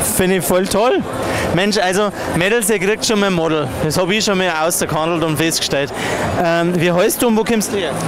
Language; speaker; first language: German; native; German